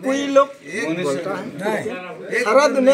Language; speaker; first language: Hindi; non-native, local second language; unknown